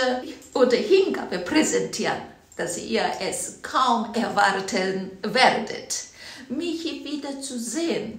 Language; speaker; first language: German; non-native, fluent; Korean